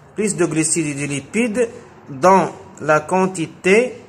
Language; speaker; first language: French; non-native, local second language; Arabic